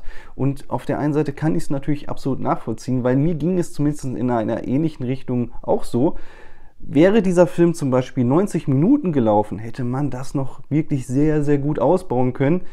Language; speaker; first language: German; native; German